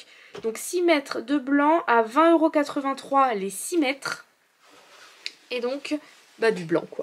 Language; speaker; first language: French; native; French